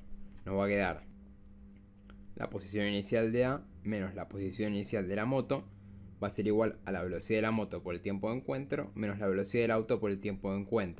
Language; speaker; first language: Spanish; native; Spanish